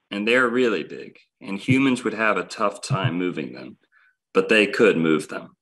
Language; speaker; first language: English; native; English